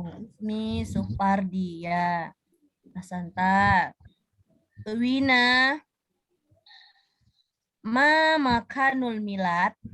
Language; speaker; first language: Arabic; non-native, fluent; Indonesian